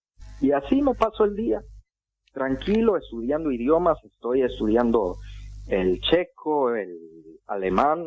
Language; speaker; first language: Spanish; non-native, fluent; English